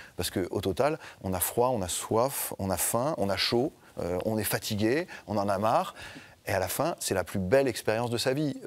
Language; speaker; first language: French; native; French